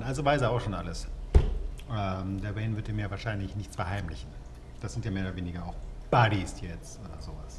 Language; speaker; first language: German; native; German